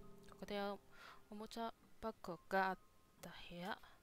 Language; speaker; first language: Japanese; non-native, learner; Cantonese